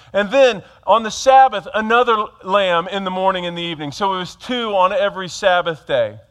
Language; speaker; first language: English; native; English